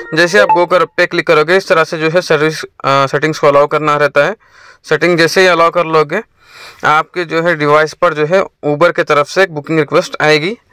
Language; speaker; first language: Hindi; native; Hindi